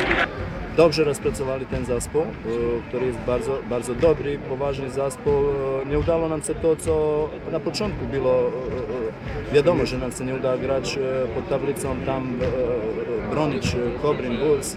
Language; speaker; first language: Polish; non-native, fluent; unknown